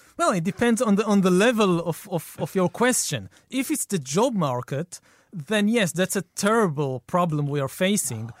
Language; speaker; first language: English; non-native, fluent; Hebrew